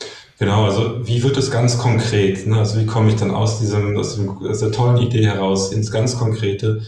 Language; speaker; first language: German; native; German